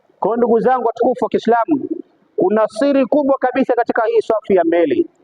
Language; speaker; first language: Swahili; native; Swahili